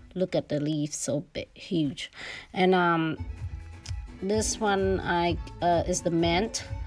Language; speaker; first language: English; non-native, fluent; Vietnamese